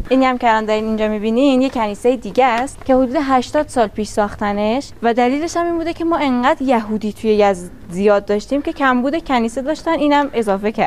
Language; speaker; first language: Persian; native; Persian